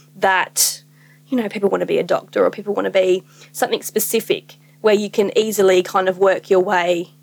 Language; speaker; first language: English; native; English